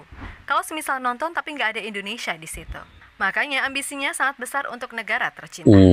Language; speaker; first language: Indonesian; native; Indonesian